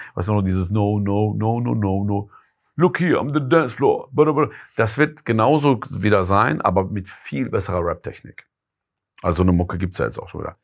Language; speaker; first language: German; early bilingual, other home language; Persian